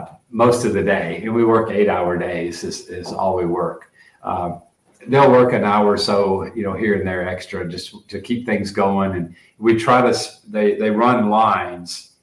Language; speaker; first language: English; native; English